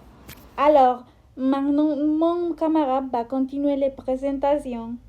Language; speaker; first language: French; non-native, learner; Spanish